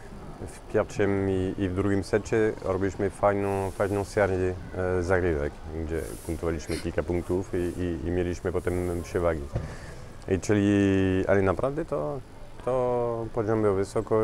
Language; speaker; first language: Polish; non-native, fluent; French